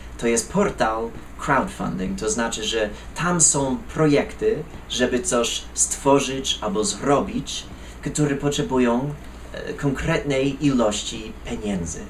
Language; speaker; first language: Polish; non-native, fluent; English